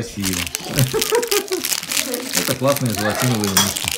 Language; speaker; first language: Russian; native; Russian